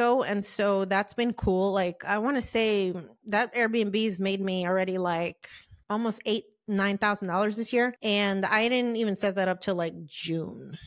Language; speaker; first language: English; native; English